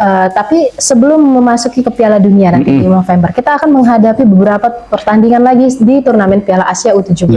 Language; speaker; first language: Indonesian; native; Indonesian